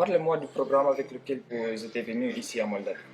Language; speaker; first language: French; non-native, learner; Romanian